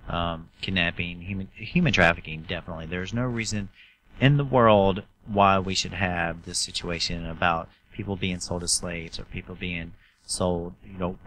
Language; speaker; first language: English; native; English